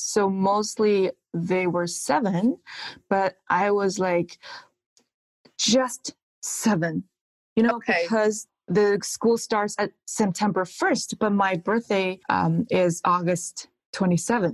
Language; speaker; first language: English; non-native, fluent; Chinese